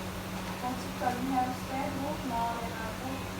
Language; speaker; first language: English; non-native, learner; Vietnamese